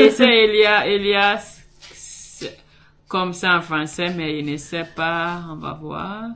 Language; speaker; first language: French; non-native, learner; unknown